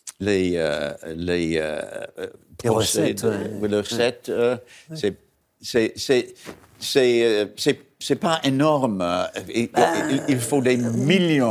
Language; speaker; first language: French; non-native, learner; English